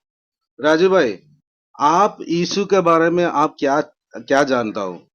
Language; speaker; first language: Hindi; non-native, local second language; Malayalam